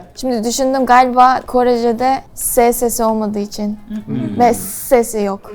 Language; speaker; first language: Turkish; non-native, fluent; Korean